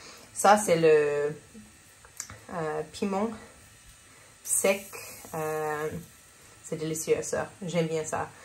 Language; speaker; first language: French; non-native, learner; English